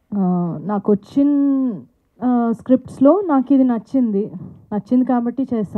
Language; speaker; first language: Telugu; non-native, fluent; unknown